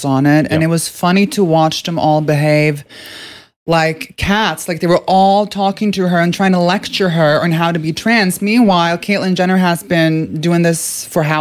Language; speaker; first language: English; non-native, fluent; Norwegian